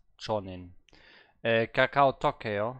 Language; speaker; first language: Korean; non-native, learner; German